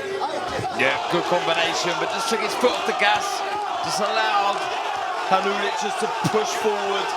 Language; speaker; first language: English; native; English